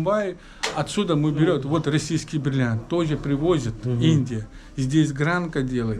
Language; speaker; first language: Russian; non-native, learner; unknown